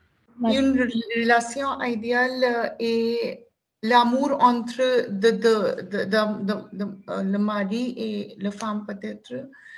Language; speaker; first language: French; non-native, learner; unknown